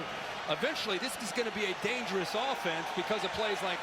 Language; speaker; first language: English; native; English